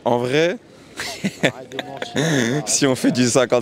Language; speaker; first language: French; native; French